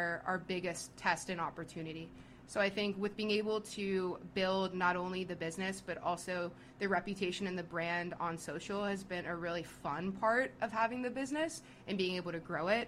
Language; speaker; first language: English; native; English